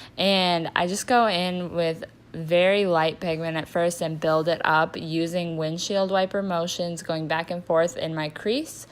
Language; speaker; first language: English; native; English